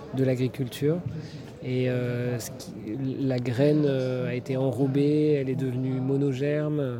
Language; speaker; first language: French; native; French